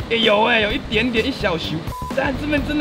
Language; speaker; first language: Chinese; native; Chinese